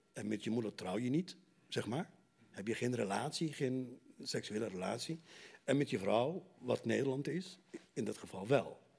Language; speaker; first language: Dutch; non-native, fluent; Arabic